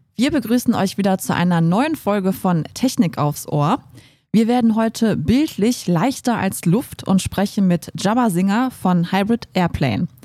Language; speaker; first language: German; native; German